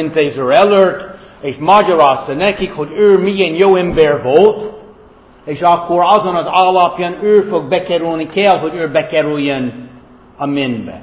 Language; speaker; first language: Hungarian; non-native, fluent; German